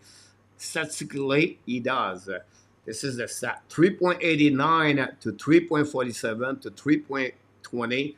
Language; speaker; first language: English; non-native, fluent; French